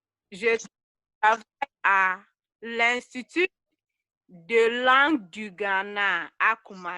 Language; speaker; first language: French; non-native, learner; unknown